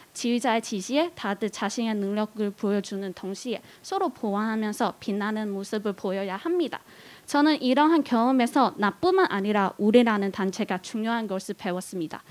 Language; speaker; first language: Korean; non-native, fluent; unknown